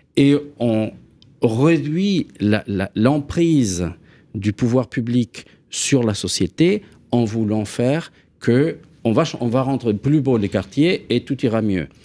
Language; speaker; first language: French; non-native, fluent; Spanish